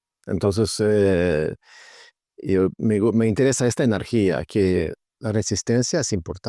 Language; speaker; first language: Spanish; non-native, fluent; Swedish